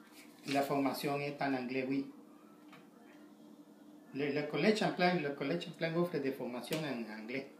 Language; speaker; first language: French; non-native, learner; Spanish